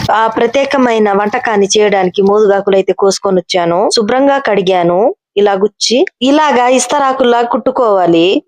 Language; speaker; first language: Telugu; non-native, local second language; Koya